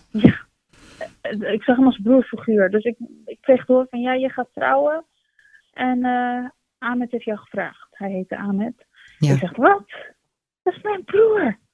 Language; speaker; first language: Dutch; early bilingual, other home language; Turkish